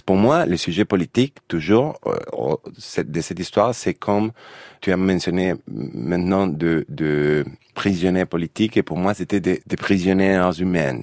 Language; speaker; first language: French; non-native, fluent; Spanish